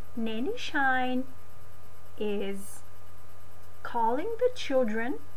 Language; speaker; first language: English; non-native, fluent; Macedonian